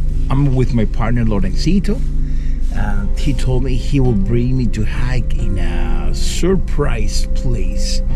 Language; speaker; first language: English; non-native, fluent; Spanish